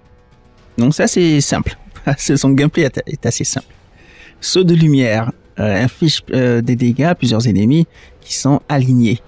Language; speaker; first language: French; native; French